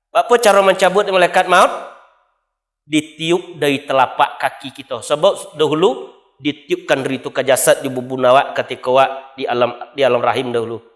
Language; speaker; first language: Malay; non-native, local second language; Minangkabau